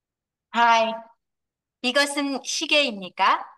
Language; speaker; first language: Korean; non-native, learner; Vietnamese